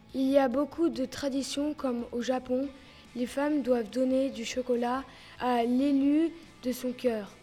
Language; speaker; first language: French; early bilingual, heritage; French